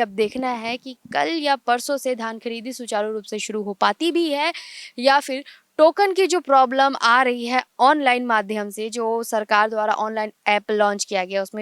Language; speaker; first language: Hindi; native; Hindi